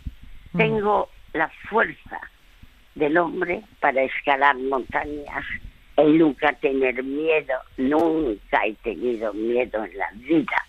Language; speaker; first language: Spanish; early bilingual, other home language; French